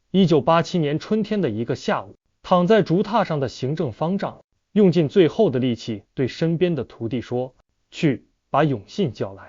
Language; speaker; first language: Chinese; native; Chinese